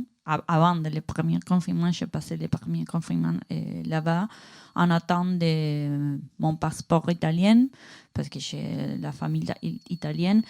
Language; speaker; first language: French; non-native, learner; Spanish